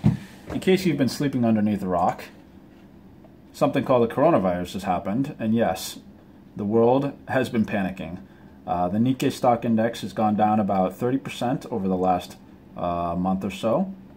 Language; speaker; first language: English; early bilingual, other home language; Japanese